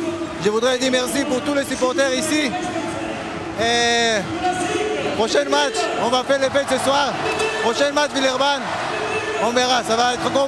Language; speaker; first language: French; non-native, learner; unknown